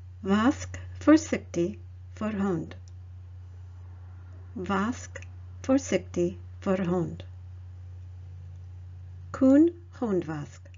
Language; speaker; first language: Norwegian; non-native, learner; English